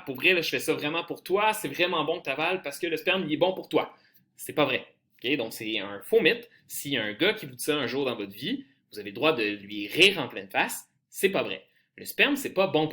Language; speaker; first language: French; native; French